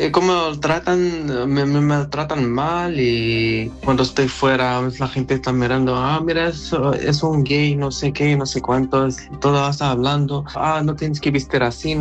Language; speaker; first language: Spanish; non-native, learner; Arabic